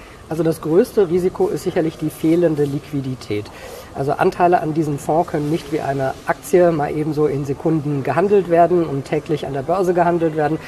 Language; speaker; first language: German; native; German